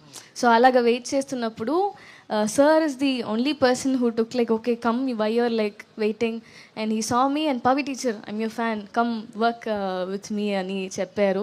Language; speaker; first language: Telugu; non-native, fluent; Tamil